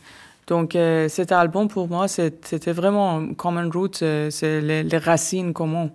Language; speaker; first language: French; non-native, learner; Persian